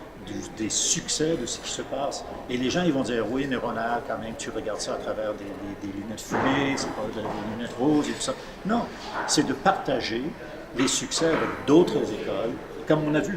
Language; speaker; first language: French; native; French